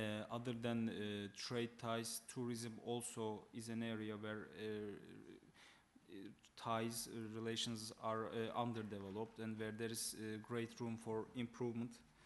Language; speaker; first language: English; non-native, fluent; Turkish